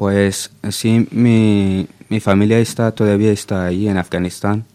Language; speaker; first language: Spanish; non-native, fluent; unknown